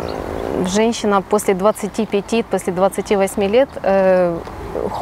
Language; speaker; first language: Russian; native; Russian